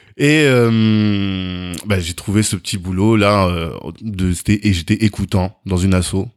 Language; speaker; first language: French; native; French